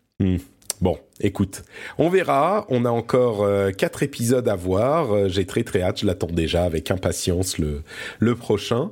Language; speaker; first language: French; early bilingual, other home language; Arabic